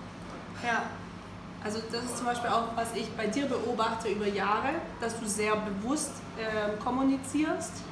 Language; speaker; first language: German; native; German